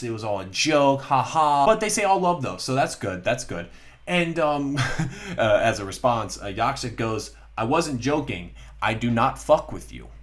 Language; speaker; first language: English; native; English